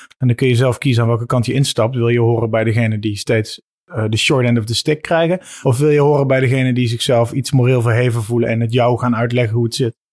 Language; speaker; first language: Dutch; native; Dutch